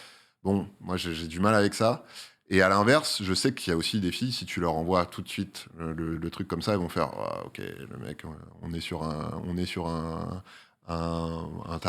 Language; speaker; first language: French; native; French